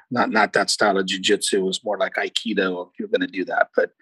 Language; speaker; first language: English; early bilingual, other home language; Portuguese